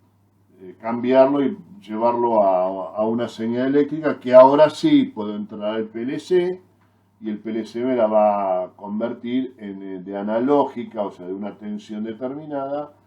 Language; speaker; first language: Spanish; native; Spanish